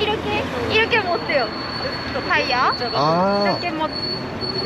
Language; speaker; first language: Korean; non-native, learner; Japanese